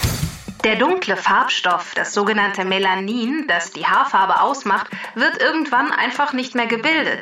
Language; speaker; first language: German; native; German